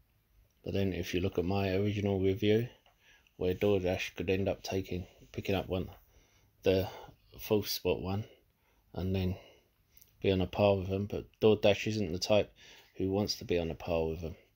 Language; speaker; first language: English; native; English